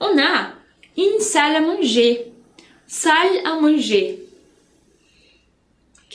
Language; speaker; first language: French; non-native, fluent; Portuguese